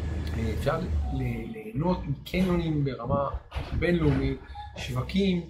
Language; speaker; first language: Hebrew; native; Hebrew